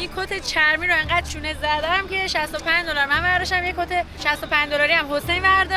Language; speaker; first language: Persian; native; Persian